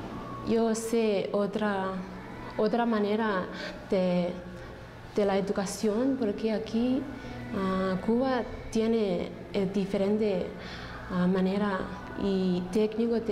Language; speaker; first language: Spanish; non-native, learner; English